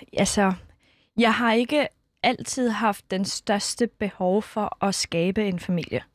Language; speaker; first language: Danish; early bilingual, other home language; Kurdish